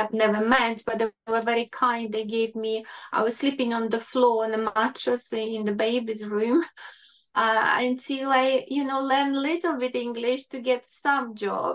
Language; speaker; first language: English; non-native, fluent; Ukrainian